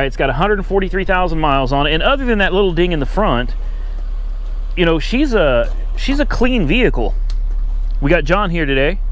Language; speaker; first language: English; native; English